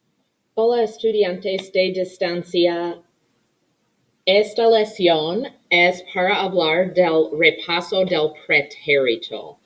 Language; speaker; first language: Spanish; non-native, fluent; English